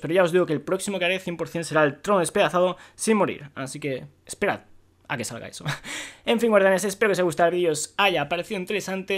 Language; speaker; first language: Spanish; native; Spanish